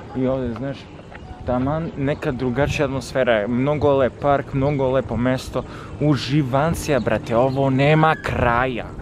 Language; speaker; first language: Serbian; early bilingual, heritage; Serbian